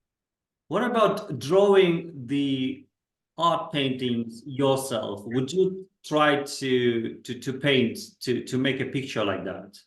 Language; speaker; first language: English; non-native, fluent; Kazakh